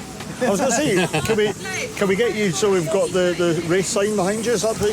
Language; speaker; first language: English; native; English